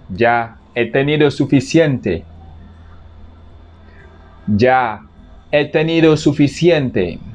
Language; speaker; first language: Spanish; non-native, fluent; Wolof